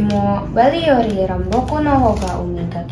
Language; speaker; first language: Japanese; non-native, learner; Indonesian